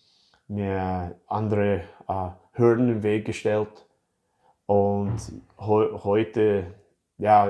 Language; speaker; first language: German; non-native, fluent; English